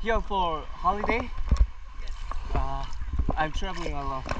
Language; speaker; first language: English; non-native, learner; Korean